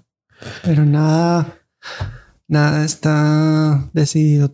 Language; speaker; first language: Spanish; non-native, fluent; English